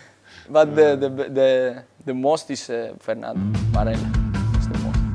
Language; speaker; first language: English; non-native, learner; Spanish